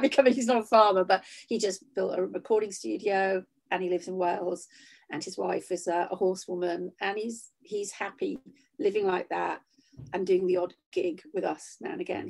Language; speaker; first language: English; native; English